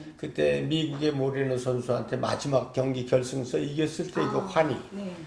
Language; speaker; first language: Korean; native; Korean